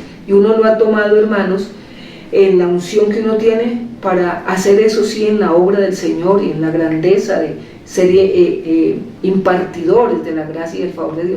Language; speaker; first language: Spanish; native; Spanish